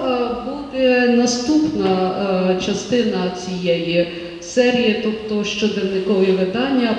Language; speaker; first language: Ukrainian; native; Ukrainian